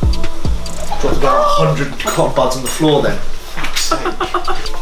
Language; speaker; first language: English; native; English